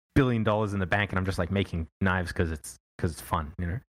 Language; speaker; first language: English; native; English